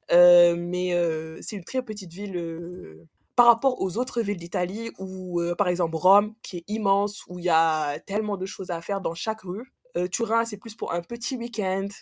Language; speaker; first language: French; non-native, local second language; Wolof